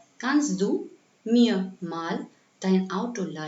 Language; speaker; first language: German; non-native, fluent; Hindi